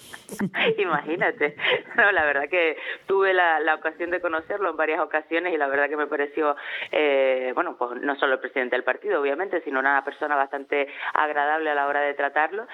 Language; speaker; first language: Spanish; native; Spanish